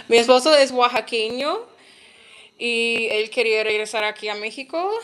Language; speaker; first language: Spanish; non-native, learner; English